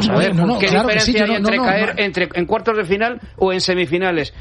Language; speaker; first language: Spanish; native; Spanish